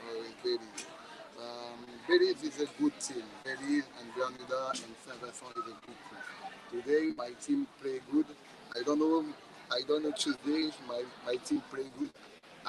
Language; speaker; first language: English; non-native, learner; French